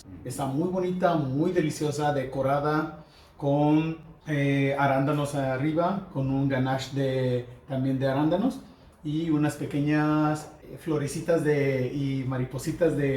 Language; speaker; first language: Spanish; native; Spanish